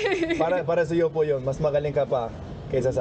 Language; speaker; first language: Filipino; non-native, fluent; English